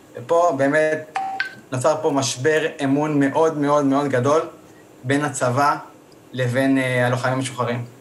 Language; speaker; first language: Hebrew; native; Hebrew